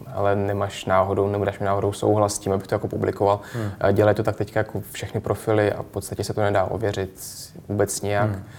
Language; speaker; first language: Czech; non-native, fluent; Russian